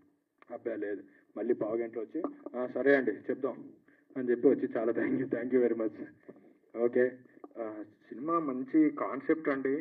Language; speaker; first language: Telugu; native; Telugu